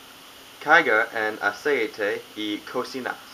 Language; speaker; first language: Spanish; non-native, learner; English